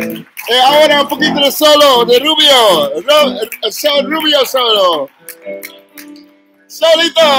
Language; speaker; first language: Spanish; non-native, fluent; Dutch